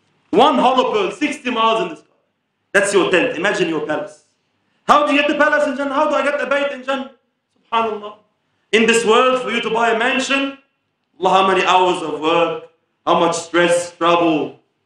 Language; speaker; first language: English; early bilingual, other home language; Arabic